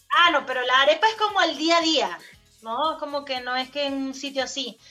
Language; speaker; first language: Spanish; native; Spanish